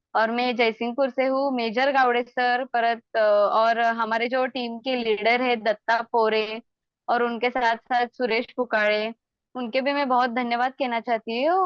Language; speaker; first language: Hindi; non-native, local second language; Marathi